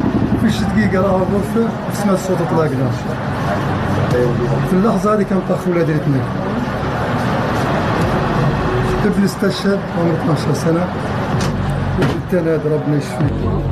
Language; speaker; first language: Arabic; native; Arabic